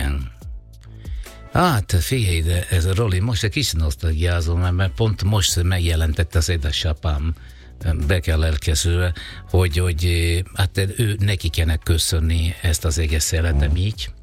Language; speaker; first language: Hungarian; non-native, learner; Italian